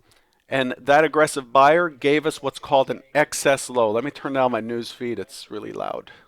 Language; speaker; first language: English; native; English